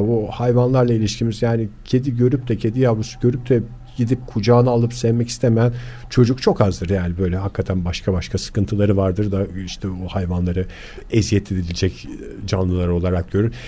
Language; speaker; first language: Turkish; native; Turkish